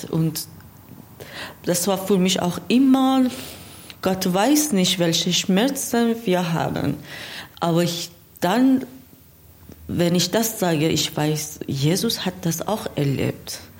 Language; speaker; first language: German; non-native, learner; Persian